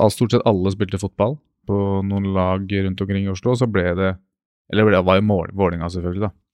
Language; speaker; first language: Norwegian; native; Norwegian